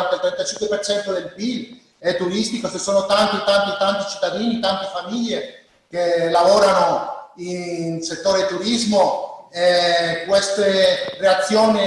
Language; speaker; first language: Italian; non-native, learner; Spanish